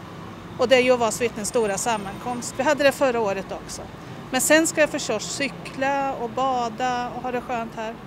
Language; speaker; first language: Swedish; native; Swedish